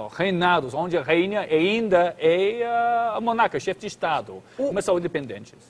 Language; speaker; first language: Portuguese; non-native, fluent; English